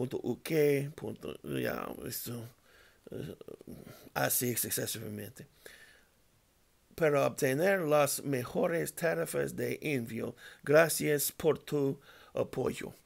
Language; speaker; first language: Spanish; non-native, learner; English